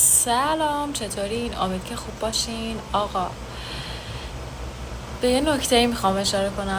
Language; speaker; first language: Persian; native; Persian